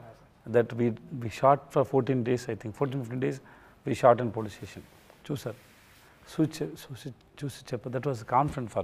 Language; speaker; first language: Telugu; non-native, learner; Tamil